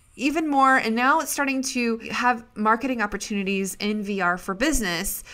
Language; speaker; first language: English; native; English